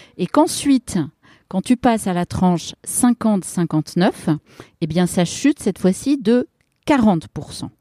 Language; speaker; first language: French; native; French